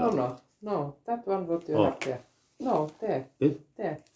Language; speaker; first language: English; non-native, learner; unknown